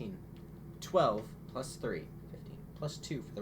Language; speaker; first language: English; native; English